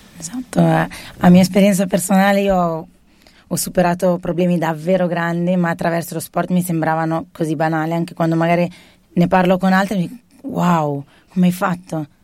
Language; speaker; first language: Italian; early bilingual, other home language; Arabic